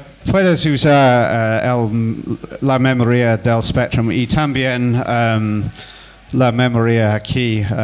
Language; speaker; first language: Spanish; non-native, learner; English